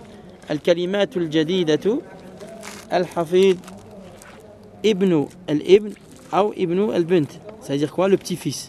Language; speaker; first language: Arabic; early bilingual, heritage; Arabic